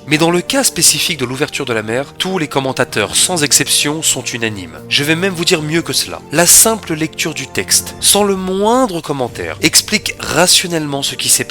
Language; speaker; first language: French; native; French